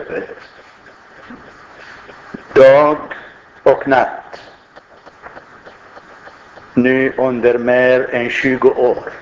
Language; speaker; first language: Swedish; non-native, fluent; Arabic